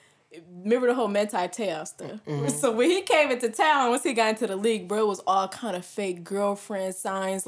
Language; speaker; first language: English; native; English